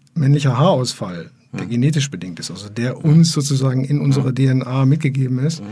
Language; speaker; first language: German; native; German